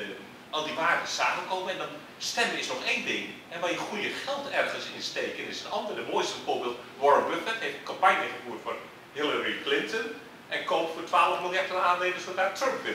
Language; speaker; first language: Dutch; native; Dutch